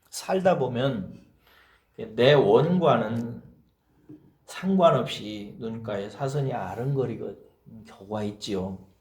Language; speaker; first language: Korean; native; Korean